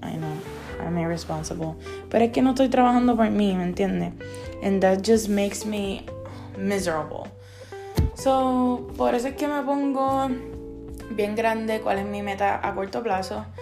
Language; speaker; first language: Spanish; early bilingual, heritage; Spanish